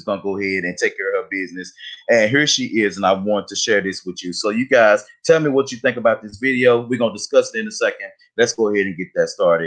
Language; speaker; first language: English; native; English